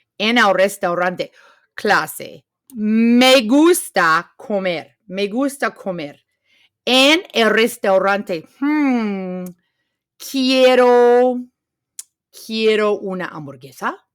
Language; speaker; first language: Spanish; non-native, fluent; English